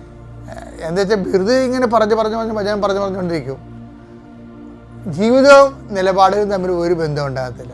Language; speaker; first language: Malayalam; native; Malayalam